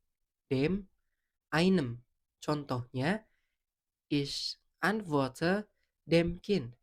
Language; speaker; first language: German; non-native, fluent; Indonesian